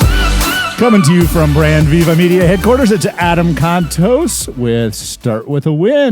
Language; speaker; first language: English; native; English